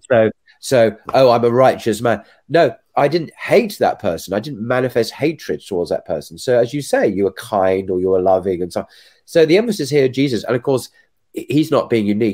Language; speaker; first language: English; native; English